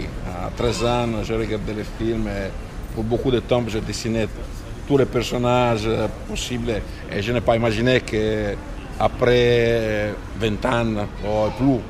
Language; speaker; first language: French; non-native, fluent; Italian